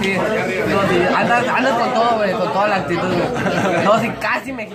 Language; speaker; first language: Spanish; native; Spanish